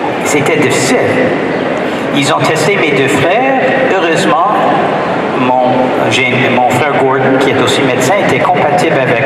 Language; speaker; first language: French; non-native, fluent; English